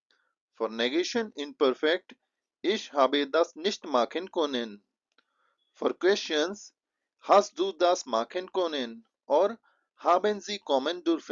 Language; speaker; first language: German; non-native, fluent; Hindi